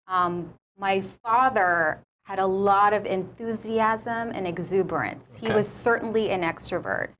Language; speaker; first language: English; native; English